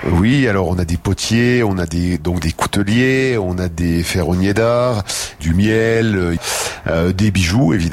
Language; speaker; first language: French; native; French